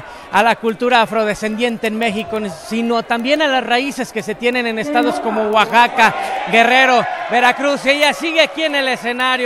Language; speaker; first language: Spanish; native; Spanish